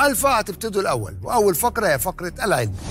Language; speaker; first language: Arabic; native; Arabic